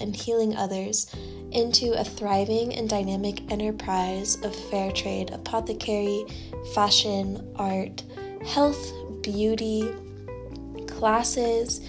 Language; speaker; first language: English; native; English